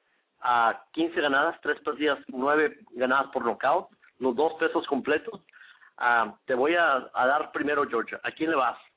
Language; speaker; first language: Spanish; native; Spanish